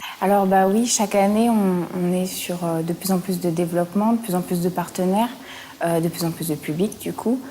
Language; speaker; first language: French; native; French